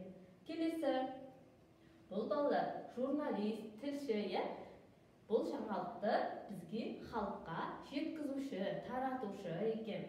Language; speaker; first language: Kazakh; native; Kazakh